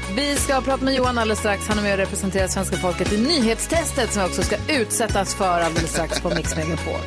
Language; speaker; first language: Swedish; native; Swedish